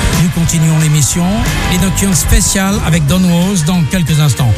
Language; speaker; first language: French; native; French